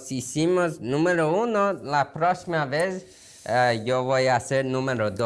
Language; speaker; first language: Spanish; non-native, fluent; Korean